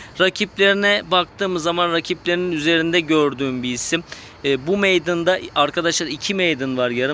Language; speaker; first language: Turkish; native; Turkish